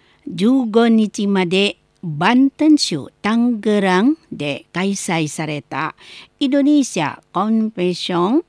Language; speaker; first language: Japanese; non-native, learner; Indonesian